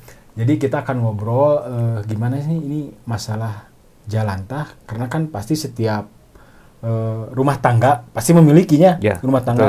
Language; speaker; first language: Indonesian; non-native, local second language; Sundanese